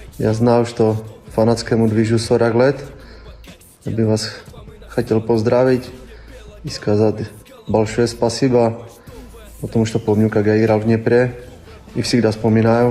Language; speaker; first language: Russian; non-native, learner; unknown